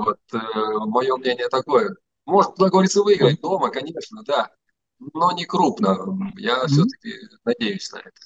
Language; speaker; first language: Russian; native; Russian